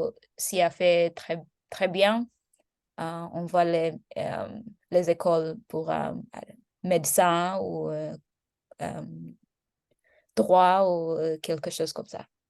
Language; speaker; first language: French; non-native, learner; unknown